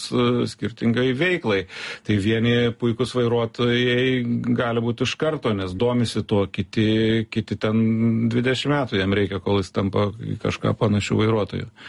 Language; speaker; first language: Lithuanian; native; Lithuanian